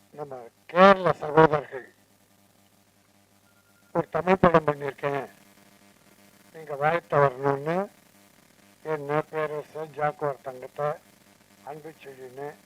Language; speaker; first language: Tamil; native; Tamil